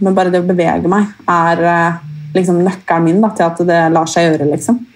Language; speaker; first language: Norwegian; native; Norwegian